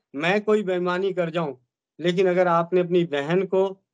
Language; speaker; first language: Hindi; native; Hindi